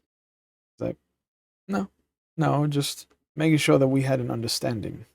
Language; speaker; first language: English; native; English